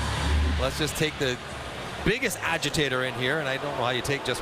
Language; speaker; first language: English; native; English